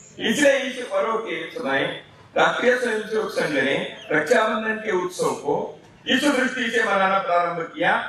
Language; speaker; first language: Hindi; non-native, local second language; Kannada